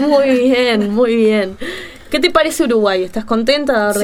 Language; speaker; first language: Spanish; native; Spanish